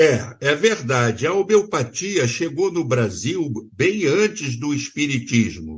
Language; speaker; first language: Portuguese; native; Portuguese